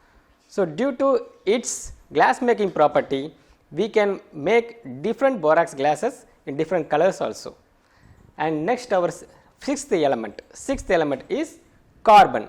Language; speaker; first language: English; non-native, local second language; Tamil